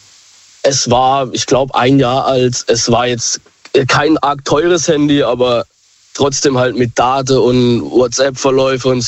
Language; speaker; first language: German; native; German